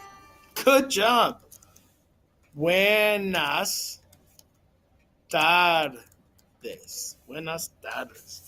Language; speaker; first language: Spanish; non-native, fluent; English